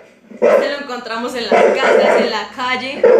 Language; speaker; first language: Spanish; native; Spanish